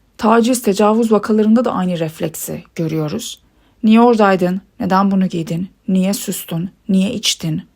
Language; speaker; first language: Turkish; early bilingual, other home language; Persian